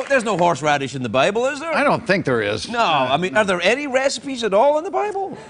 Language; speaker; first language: English; native; English